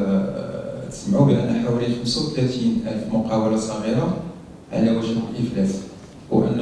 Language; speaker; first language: Arabic; native; Arabic